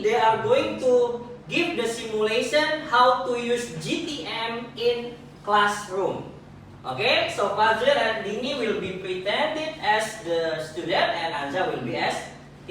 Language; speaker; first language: English; non-native, fluent; Indonesian